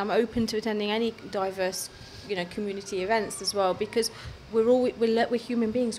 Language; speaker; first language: English; early bilingual, other home language; Hindi